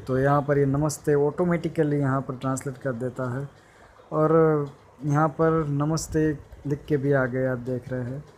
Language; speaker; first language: Hindi; non-native, local second language; Gujarati